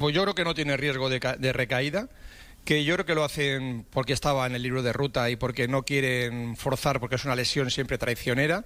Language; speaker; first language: Spanish; native; Spanish